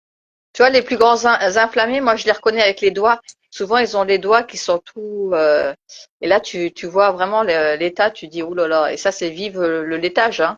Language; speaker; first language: French; native; French